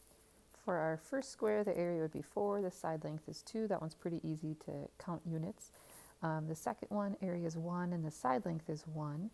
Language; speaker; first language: English; native; English